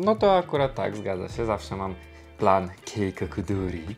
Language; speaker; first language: Polish; native; Polish